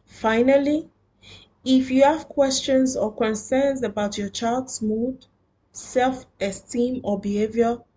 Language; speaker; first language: English; non-native, local second language; Yoruba